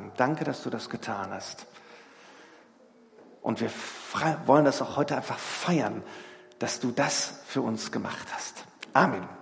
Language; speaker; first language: German; native; German